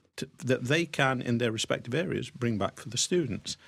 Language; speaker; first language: English; native; English